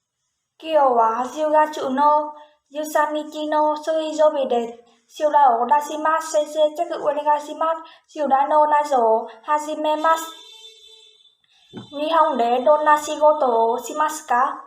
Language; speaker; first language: Japanese; non-native, learner; Vietnamese